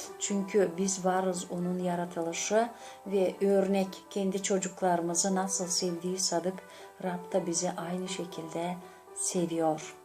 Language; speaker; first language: Turkish; non-native, learner; Gagauz